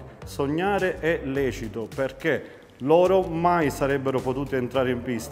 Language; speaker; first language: Italian; native; Italian